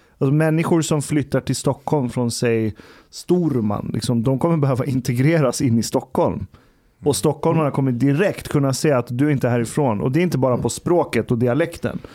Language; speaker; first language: Swedish; early bilingual, other home language; Persian